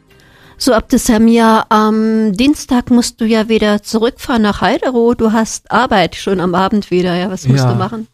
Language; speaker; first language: German; native; German